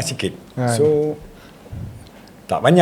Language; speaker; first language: Malay; native; Malay